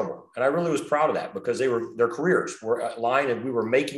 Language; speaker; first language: English; native; English